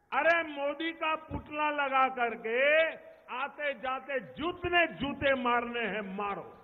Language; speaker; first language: Hindi; non-native, local second language; Gujarati